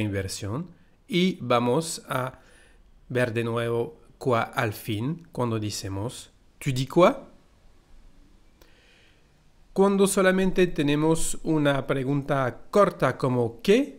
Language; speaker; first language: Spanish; non-native, fluent; French